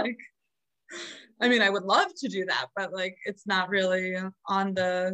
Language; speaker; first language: English; native; English